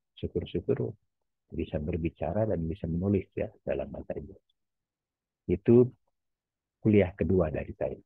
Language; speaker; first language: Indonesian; non-native, local second language; Javanese